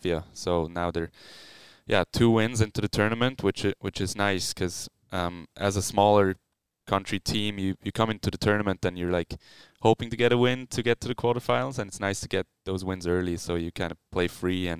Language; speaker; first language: English; non-native, fluent; Swiss German